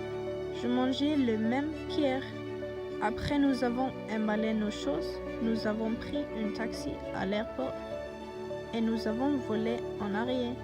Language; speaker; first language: French; non-native, learner; Norwegian